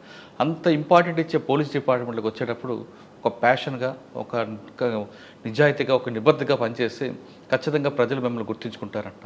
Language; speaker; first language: Telugu; native; Telugu